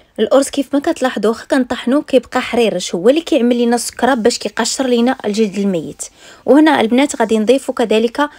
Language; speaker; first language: Arabic; native; Arabic